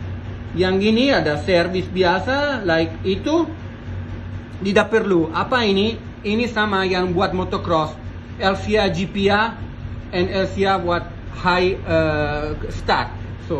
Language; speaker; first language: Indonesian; non-native, learner; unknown